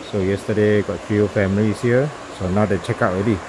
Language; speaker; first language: English; non-native, local second language; Chinese